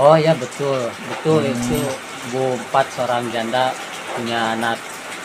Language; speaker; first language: Indonesian; non-native, local second language; Sundanese